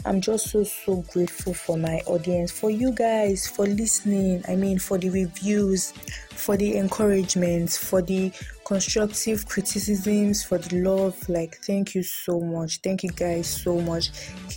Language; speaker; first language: English; non-native, local second language; Yoruba